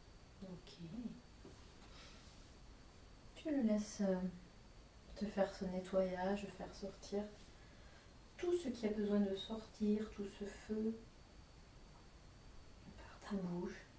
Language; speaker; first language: French; native; French